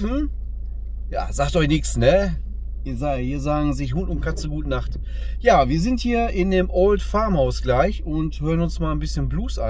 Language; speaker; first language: German; native; German